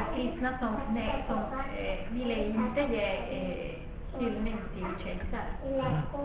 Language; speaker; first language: Swedish; non-native, fluent; Spanish